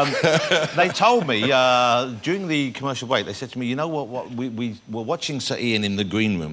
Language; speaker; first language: English; native; English